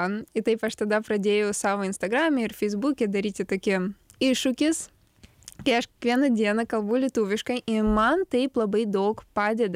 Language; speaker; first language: Lithuanian; non-native, learner; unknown